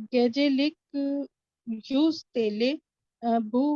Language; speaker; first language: Turkish; non-native, learner; Urdu